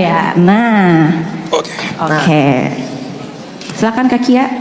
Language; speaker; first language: Indonesian; native; Indonesian